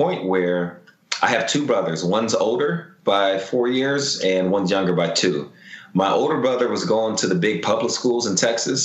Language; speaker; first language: English; native; English